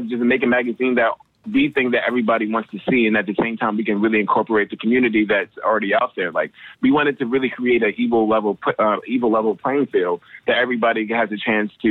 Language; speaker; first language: English; native; English